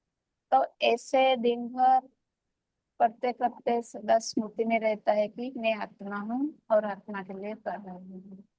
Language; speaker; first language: Hindi; non-native, local second language; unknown